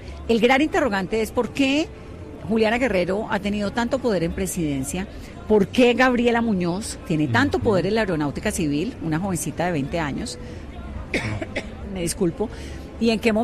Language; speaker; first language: Spanish; native; Spanish